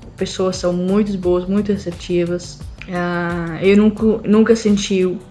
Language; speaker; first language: Portuguese; non-native, fluent; Arabic